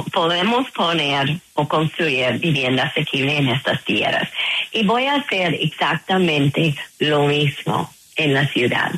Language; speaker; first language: Spanish; non-native, fluent; English